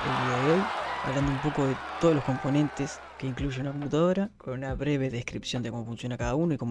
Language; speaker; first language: Spanish; native; Spanish